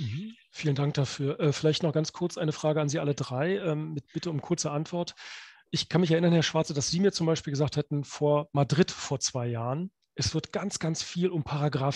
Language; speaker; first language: German; native; German